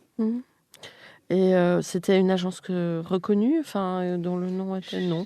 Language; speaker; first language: French; native; French